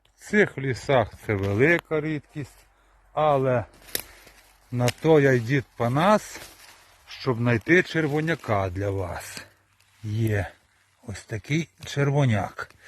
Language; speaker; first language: Ukrainian; native; Ukrainian